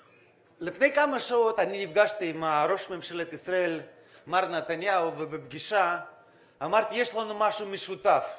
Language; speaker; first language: Hebrew; non-native, fluent; Russian